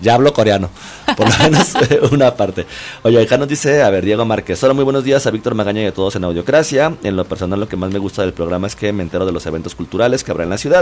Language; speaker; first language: Spanish; native; Spanish